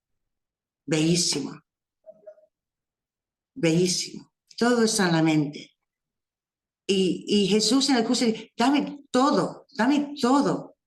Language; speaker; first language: Spanish; non-native, fluent; English